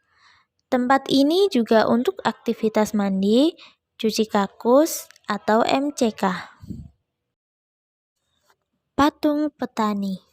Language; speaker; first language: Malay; non-native, local second language; Javanese